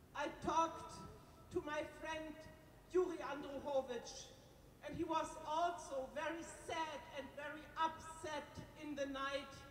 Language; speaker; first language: English; non-native, fluent; German